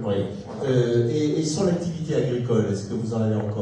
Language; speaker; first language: French; native; French